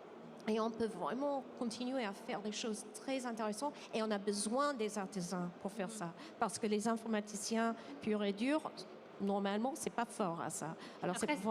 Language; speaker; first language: French; non-native, fluent; English